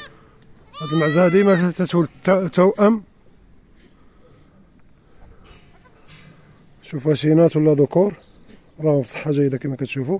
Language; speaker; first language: Arabic; native; Arabic